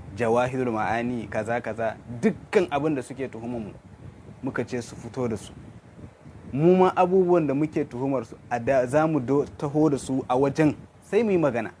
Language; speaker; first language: Hausa; non-native, local second language; Kanuri